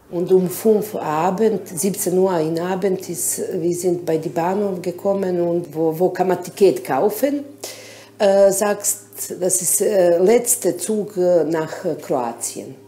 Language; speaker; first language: German; non-native, learner; Bosnian